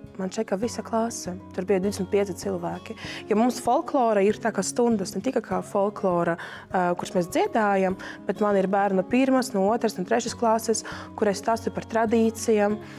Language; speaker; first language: Latvian; non-native, local second language; Russian